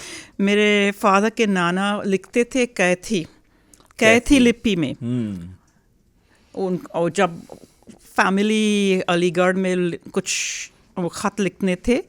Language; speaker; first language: Hindi; early bilingual, heritage; Hindi